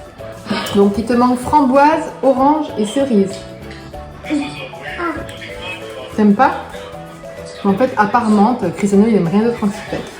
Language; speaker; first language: French; native; French